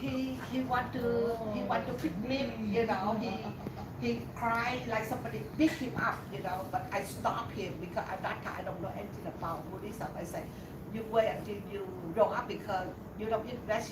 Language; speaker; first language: English; non-native, learner; Vietnamese